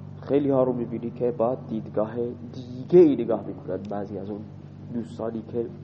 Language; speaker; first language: Persian; non-native, local second language; Baluchi